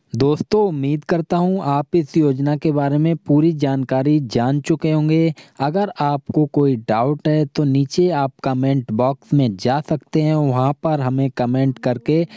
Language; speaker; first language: Hindi; native; Hindi